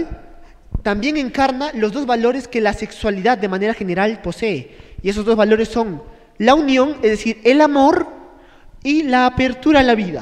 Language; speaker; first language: Spanish; native; Spanish